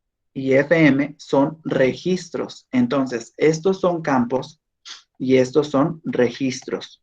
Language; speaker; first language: Spanish; native; Spanish